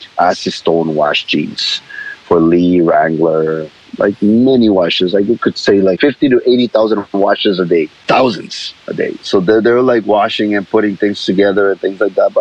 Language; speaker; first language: English; non-native, fluent; Spanish